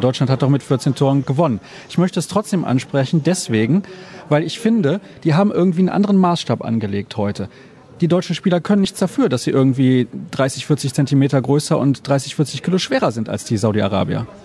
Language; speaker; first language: German; native; German